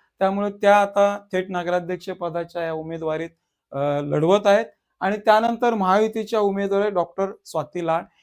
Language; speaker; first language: Marathi; native; Marathi